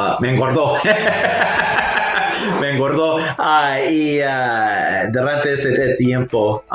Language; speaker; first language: Spanish; non-native, fluent; English